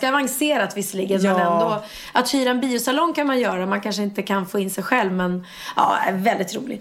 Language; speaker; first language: Swedish; native; Swedish